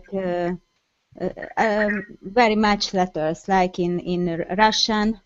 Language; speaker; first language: English; non-native, learner; Hungarian